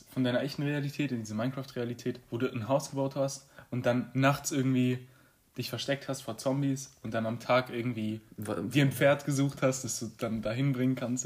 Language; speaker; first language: German; native; German